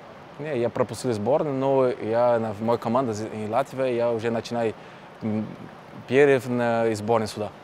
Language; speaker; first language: Russian; non-native, learner; Portuguese